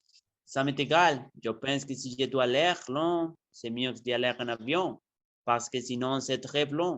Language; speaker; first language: French; non-native, learner; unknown